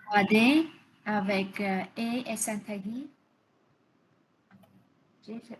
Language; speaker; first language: French; non-native, learner; Vietnamese